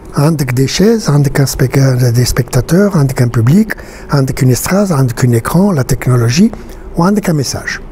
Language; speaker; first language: French; non-native, local second language; Arabic